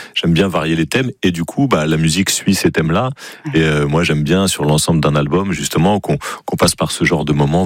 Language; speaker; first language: French; native; French